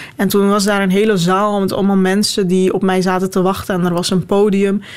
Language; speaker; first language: Dutch; non-native, local second language; Turkish